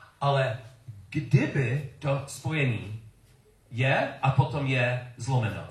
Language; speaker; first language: Czech; non-native, learner; English